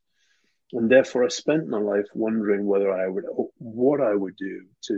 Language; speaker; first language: English; native; English